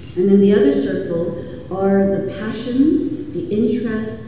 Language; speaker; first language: English; native; English